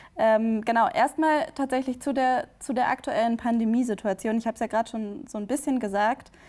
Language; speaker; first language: German; native; German